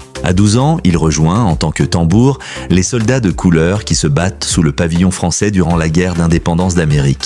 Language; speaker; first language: French; non-native, local second language; Haitian Creole